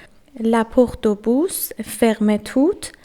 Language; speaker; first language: French; non-native, learner; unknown